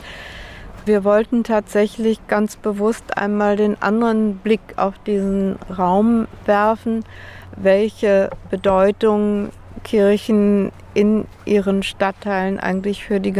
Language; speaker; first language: German; native; German